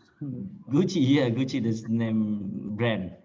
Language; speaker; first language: English; non-native, learner; Indonesian